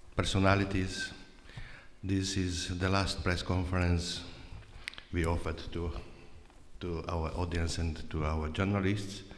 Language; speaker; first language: English; non-native, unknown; Slovenian